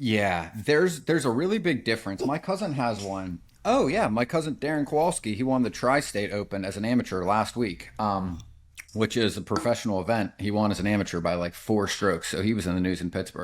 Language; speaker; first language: English; native; English